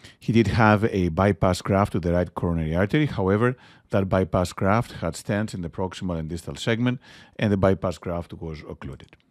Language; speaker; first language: English; non-native, fluent; Greek